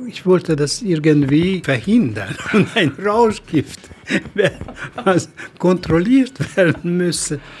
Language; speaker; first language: German; non-native, fluent; Hungarian